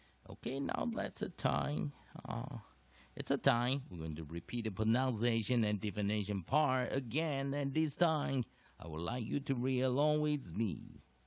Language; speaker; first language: English; non-native, fluent; Chinese